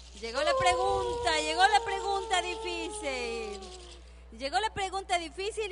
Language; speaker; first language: Spanish; native; Spanish